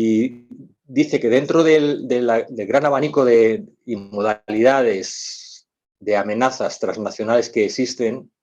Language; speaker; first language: Spanish; native; Spanish